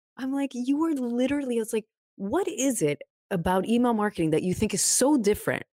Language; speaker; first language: English; native; English